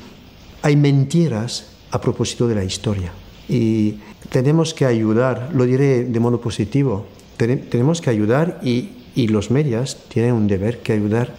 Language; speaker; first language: Spanish; non-native, fluent; French